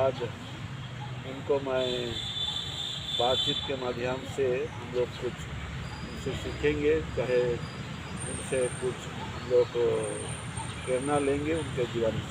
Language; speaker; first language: Hindi; non-native, local second language; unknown